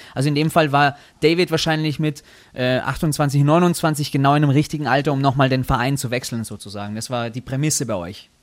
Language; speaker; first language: German; native; German